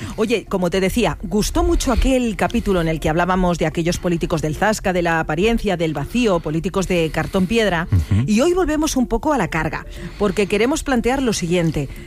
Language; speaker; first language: Spanish; native; Spanish